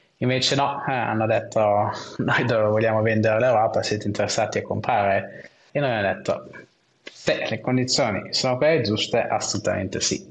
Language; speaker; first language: Italian; non-native, local second language; German